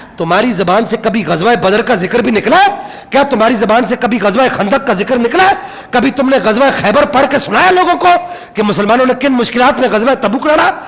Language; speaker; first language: Urdu; non-native, local second language; Punjabi